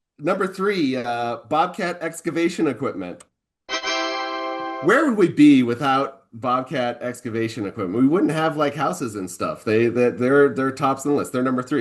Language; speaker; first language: English; native; English